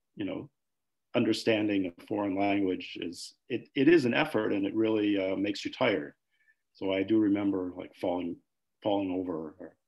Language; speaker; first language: English; native; English